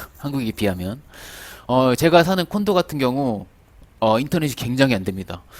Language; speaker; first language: Korean; native; Korean